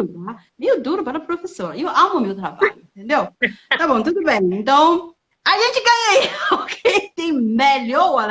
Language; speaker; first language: Portuguese; non-native, fluent; Chinese